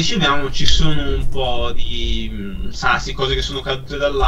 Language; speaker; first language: Italian; native; Italian